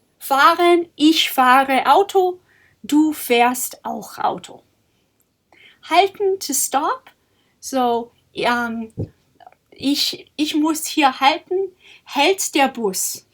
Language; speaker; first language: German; non-native, fluent; English